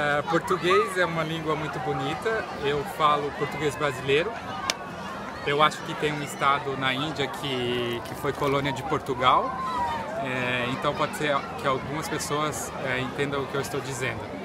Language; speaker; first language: Portuguese; native; Portuguese